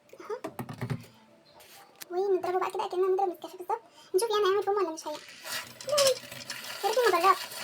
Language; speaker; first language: Arabic; native; Arabic